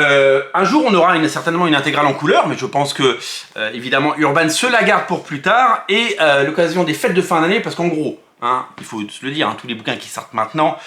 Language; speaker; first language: French; native; French